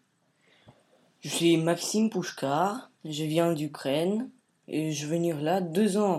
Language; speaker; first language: French; non-native, learner; Ukrainian